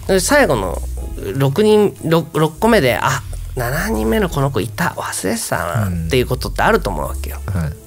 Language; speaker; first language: Japanese; native; Japanese